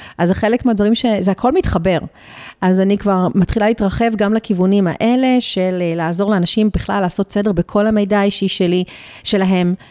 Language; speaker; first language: Hebrew; early bilingual, other home language; Spanish